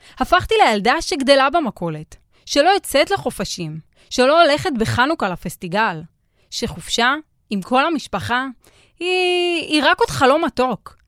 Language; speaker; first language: Hebrew; native; Hebrew